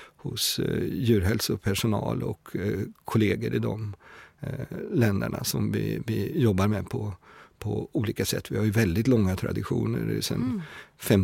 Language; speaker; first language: Swedish; native; Swedish